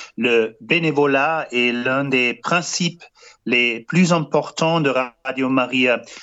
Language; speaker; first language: French; non-native, fluent; German